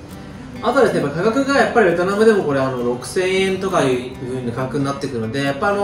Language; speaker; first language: Japanese; native; Japanese